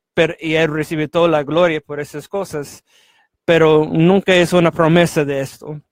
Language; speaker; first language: Spanish; non-native, fluent; English